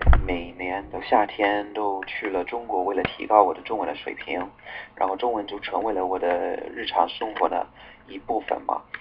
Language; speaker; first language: Chinese; non-native, fluent; English